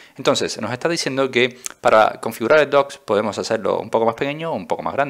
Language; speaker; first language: Spanish; native; Spanish